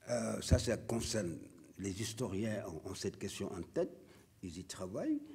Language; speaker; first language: French; non-native, local second language; Wolof